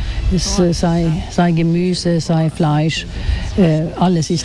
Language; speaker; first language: German; non-native, fluent; Swedish